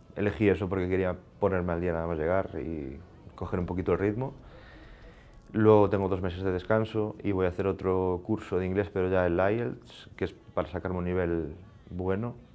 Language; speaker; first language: Spanish; native; Spanish